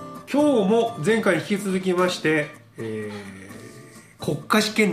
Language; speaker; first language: Japanese; native; Japanese